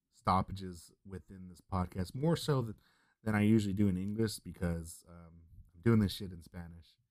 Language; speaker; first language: English; native; English